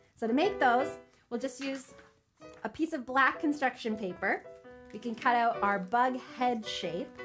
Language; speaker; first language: English; native; English